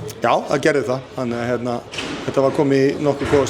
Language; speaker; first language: Icelandic; native; Icelandic